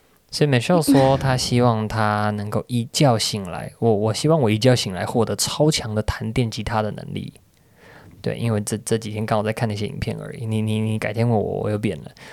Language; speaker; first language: Chinese; early bilingual, other home language; English